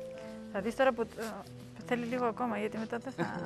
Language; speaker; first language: Greek; native; Greek